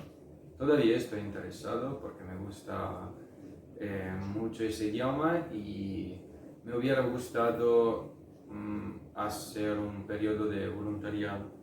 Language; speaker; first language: Spanish; non-native, fluent; Italian